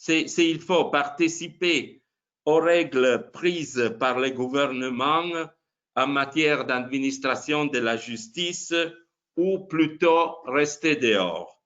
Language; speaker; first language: French; non-native, fluent; Italian